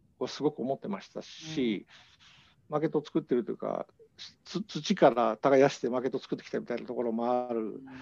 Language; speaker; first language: Japanese; native; Japanese